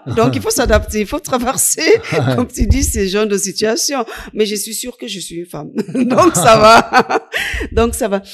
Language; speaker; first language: French; non-native, fluent; English